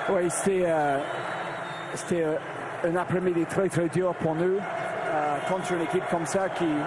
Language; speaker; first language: French; non-native, fluent; English